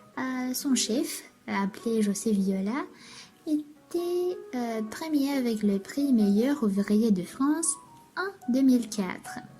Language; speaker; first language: French; non-native, learner; Romanian